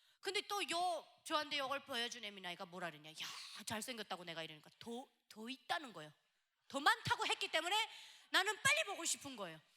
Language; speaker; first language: Korean; native; Korean